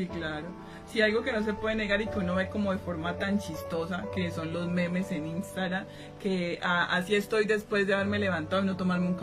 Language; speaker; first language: Spanish; native; Spanish